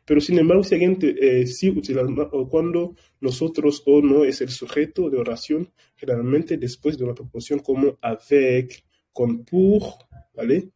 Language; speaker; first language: Spanish; non-native, fluent; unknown